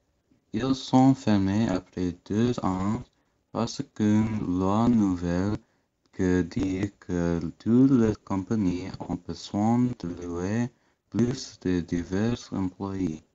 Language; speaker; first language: French; non-native, learner; English